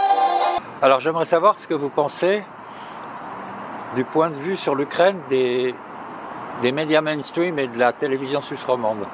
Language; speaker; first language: French; native; French